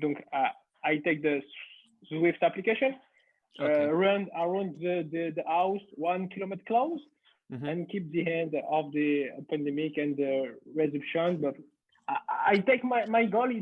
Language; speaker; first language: English; non-native, learner; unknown